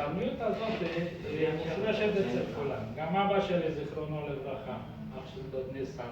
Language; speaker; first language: Hebrew; early bilingual, other home language; Persian